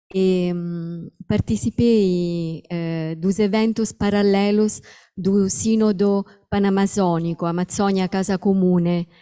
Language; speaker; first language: Portuguese; non-native, fluent; Italian